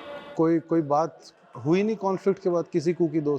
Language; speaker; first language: Hindi; native; Hindi